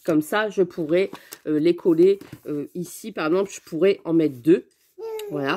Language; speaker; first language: French; native; French